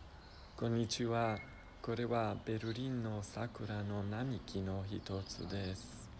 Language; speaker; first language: Japanese; non-native, learner; Italian